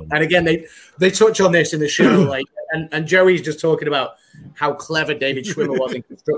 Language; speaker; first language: English; native; English